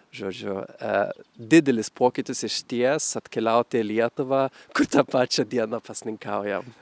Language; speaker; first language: Lithuanian; non-native, fluent; Swedish